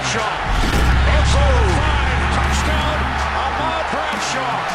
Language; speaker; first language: English; native; English